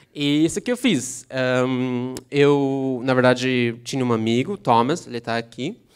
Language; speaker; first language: Portuguese; non-native, fluent; Russian